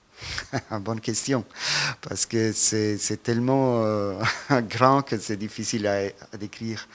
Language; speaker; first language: French; non-native, fluent; Italian